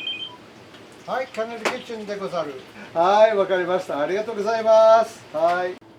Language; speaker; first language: Japanese; non-native, learner; English